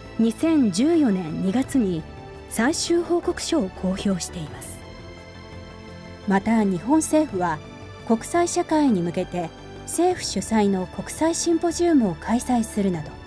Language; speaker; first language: Japanese; native; Japanese